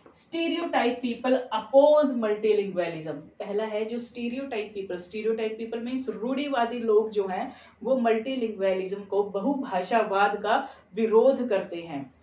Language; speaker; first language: Hindi; non-native, local second language; Punjabi